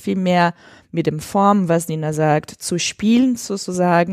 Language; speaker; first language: German; non-native, fluent; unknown